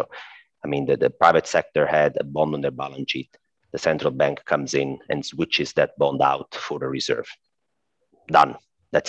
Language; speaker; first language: English; non-native, fluent; Italian